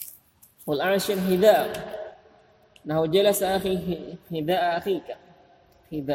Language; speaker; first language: Arabic; non-native, fluent; Indonesian